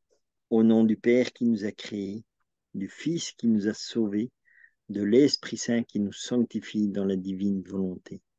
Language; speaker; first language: French; native; French